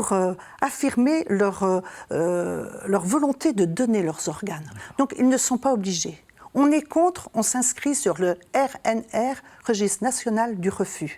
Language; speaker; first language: French; native; French